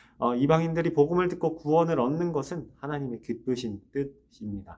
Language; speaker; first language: Korean; native; Korean